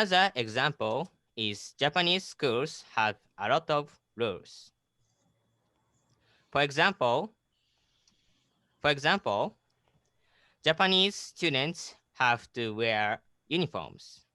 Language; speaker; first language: English; non-native, learner; Japanese